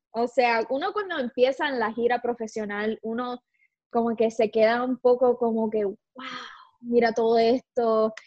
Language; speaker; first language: Spanish; native; Spanish